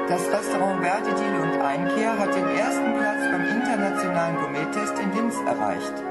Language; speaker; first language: German; native; German